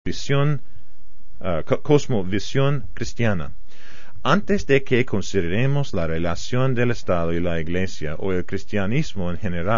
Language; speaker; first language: Spanish; non-native, fluent; English